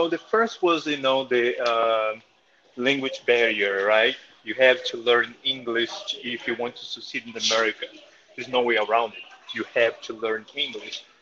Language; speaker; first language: English; non-native, fluent; Portuguese